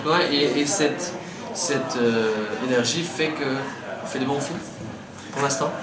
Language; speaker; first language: French; non-native, fluent; Dutch